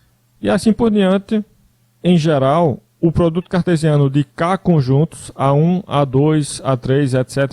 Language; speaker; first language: Portuguese; native; Portuguese